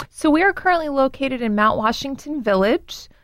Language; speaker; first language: English; native; English